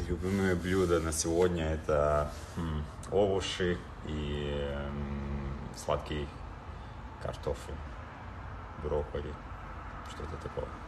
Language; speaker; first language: Russian; non-native, local second language; Latvian